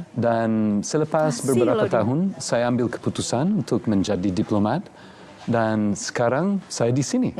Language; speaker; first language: Malay; non-native, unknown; English